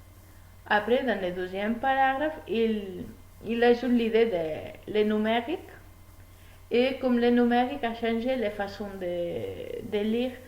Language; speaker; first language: French; non-native, learner; Spanish